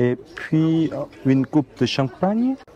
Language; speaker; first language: French; non-native, learner; Korean